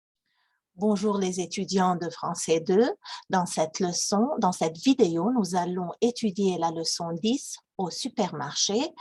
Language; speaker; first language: French; non-native, fluent; English